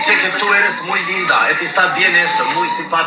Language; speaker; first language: Spanish; non-native, learner; Albanian